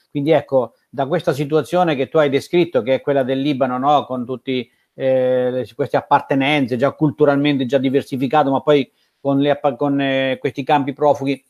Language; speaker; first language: Italian; native; Italian